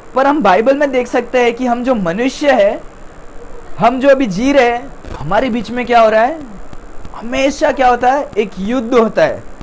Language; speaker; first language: Hindi; non-native, local second language; Tamil